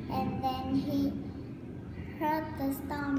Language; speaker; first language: English; non-native, learner; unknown